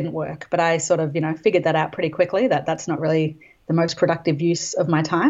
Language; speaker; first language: English; native; English